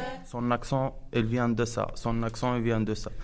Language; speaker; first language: French; non-native, learner; Arabic